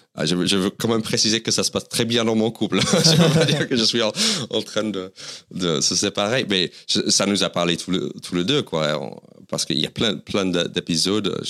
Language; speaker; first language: French; non-native, fluent; English